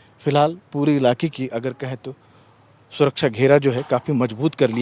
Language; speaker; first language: Hindi; native; Hindi